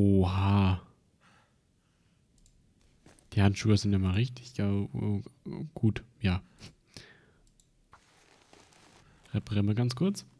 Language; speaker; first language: German; native; German